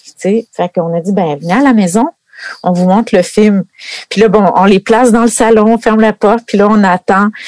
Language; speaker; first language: French; native; French